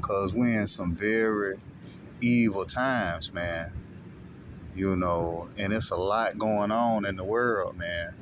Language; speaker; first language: English; native; English